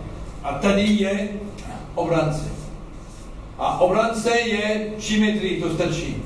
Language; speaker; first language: Czech; non-native, learner; French